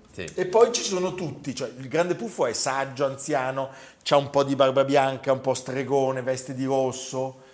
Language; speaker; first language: Italian; native; Italian